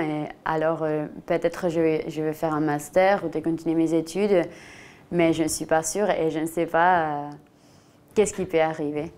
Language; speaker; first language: French; non-native, fluent; Spanish